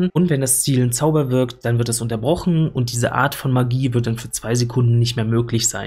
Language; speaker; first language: German; native; German